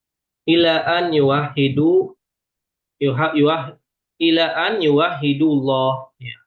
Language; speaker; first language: Arabic; non-native, fluent; Indonesian